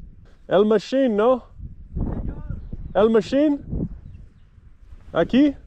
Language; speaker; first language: Spanish; non-native, learner; English